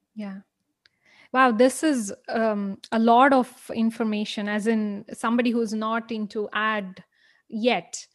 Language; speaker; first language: English; non-native, local second language; Kannada